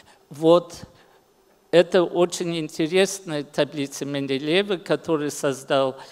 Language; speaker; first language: Russian; early bilingual, heritage; English